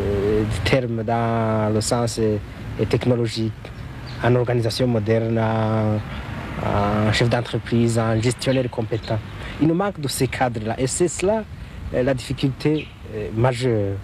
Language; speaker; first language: French; non-native, local second language; Rundi